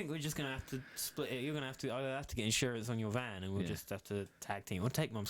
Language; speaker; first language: English; native; English